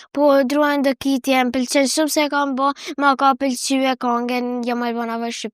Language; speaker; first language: Albanian; early bilingual, heritage; Albanian